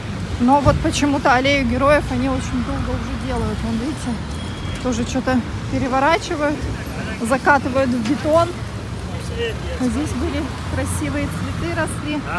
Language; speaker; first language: Russian; native; Russian